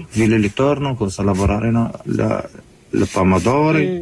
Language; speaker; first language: Italian; non-native, learner; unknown